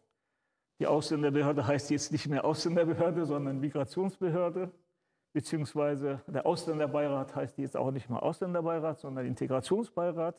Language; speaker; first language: German; early bilingual, other home language; Turkish